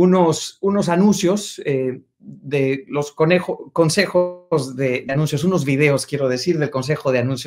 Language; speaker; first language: Spanish; native; Spanish